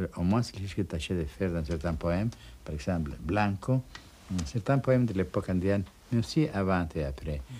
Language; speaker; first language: French; non-native, fluent; Spanish